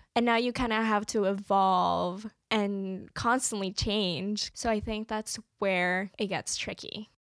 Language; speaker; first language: English; native; English